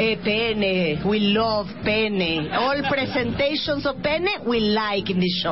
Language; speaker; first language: English; non-native, fluent; Spanish